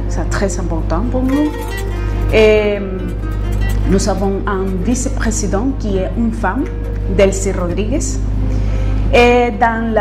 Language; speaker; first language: French; non-native, fluent; Spanish